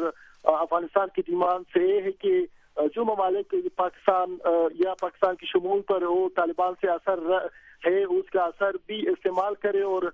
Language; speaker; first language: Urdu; non-native, learner; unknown